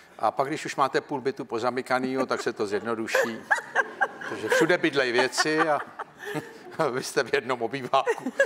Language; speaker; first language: Czech; native; Czech